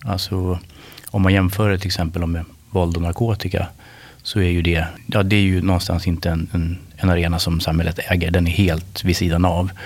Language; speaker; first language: Swedish; native; Swedish